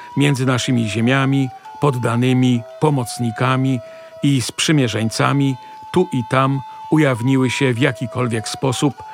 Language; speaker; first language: Polish; native; Polish